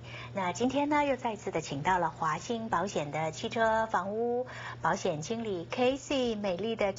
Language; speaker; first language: Chinese; native; Chinese